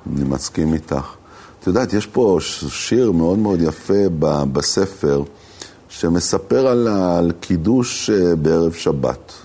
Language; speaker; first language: Hebrew; native; Hebrew